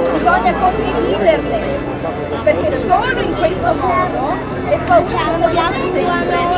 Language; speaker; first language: Italian; native; Italian